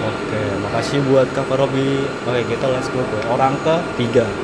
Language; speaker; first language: Indonesian; native; Indonesian